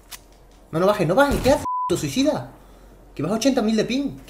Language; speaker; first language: Spanish; native; Spanish